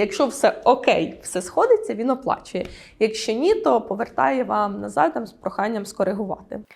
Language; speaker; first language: Ukrainian; native; Ukrainian